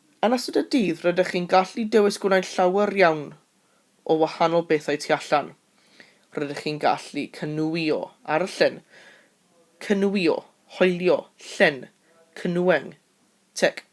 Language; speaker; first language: Welsh; non-native, local second language; English